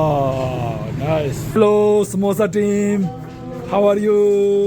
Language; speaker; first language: English; non-native, learner; Tibetan